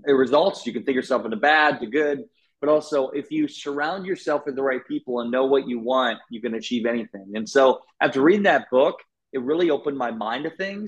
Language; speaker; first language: English; native; English